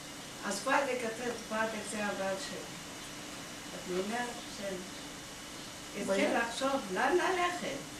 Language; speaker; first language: Hebrew; non-native, fluent; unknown